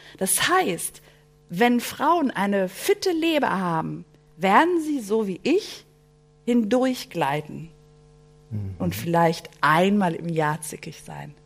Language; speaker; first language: German; early bilingual, other home language; Greek